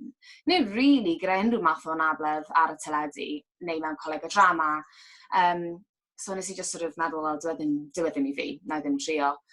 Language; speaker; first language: Welsh; native; Welsh